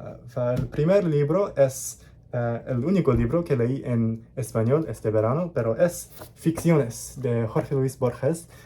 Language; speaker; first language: Spanish; non-native, learner; English